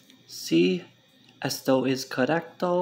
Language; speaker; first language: Spanish; non-native, learner; English